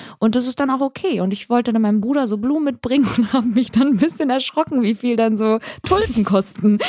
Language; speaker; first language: German; early bilingual, other home language; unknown